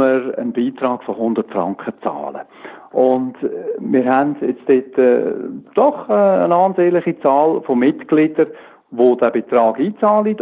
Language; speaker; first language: German; native; German